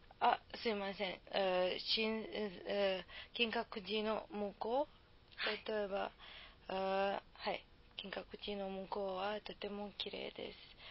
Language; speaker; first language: Japanese; non-native, learner; Serbian